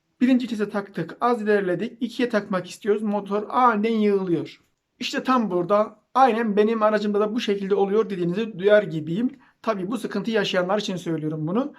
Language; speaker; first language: Turkish; native; Turkish